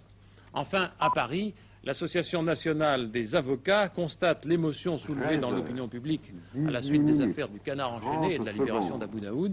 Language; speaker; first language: French; native; French